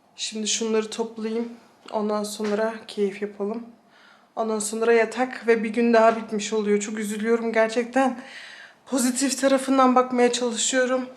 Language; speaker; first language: Turkish; early bilingual, heritage; Turkish